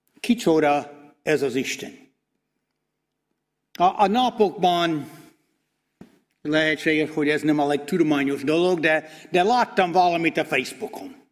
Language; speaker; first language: Hungarian; non-native, fluent; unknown